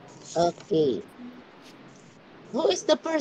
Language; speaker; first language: English; non-native, learner; Indonesian